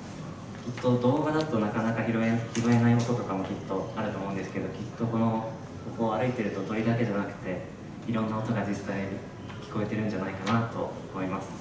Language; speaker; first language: Japanese; native; Japanese